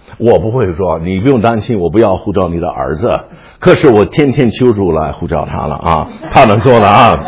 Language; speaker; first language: Chinese; non-native, fluent; English